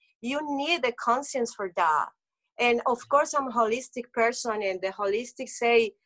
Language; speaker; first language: English; non-native, local second language; Spanish